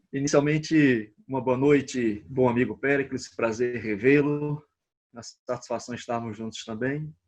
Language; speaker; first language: Portuguese; native; Portuguese